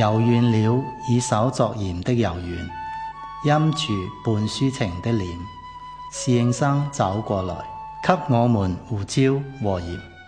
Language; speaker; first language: Cantonese; non-native, fluent; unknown